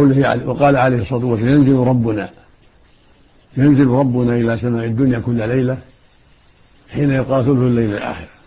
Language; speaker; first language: Arabic; native; Arabic